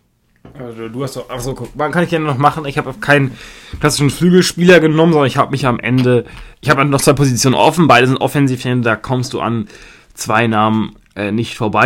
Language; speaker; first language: German; native; German